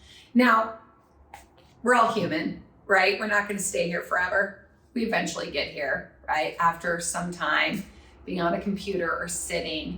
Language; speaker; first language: English; native; English